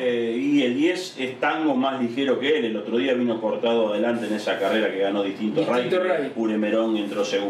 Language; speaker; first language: Spanish; native; Spanish